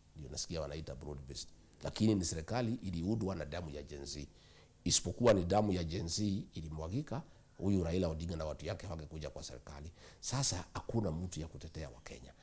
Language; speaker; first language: Swahili; non-native, local second language; Kikuyu